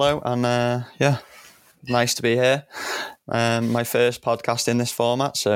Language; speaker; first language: English; native; English